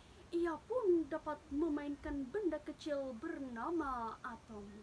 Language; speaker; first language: Indonesian; native; Indonesian